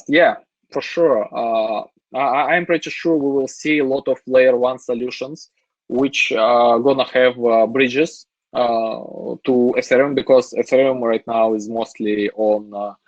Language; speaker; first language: English; non-native, fluent; Russian